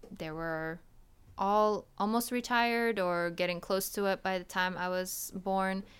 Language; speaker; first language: English; early bilingual, other home language; Polish